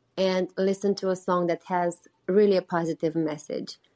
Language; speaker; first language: English; non-native, fluent; Romanian